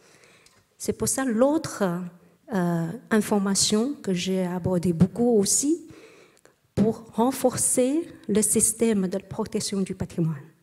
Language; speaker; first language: French; non-native, learner; Chinese